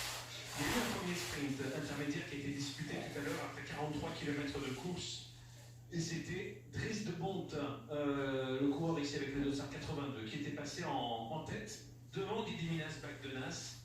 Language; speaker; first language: French; native; French